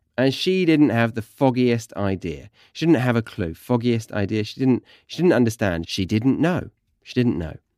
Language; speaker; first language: English; native; English